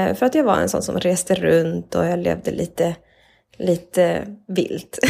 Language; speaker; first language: Swedish; early bilingual, other home language; Spanish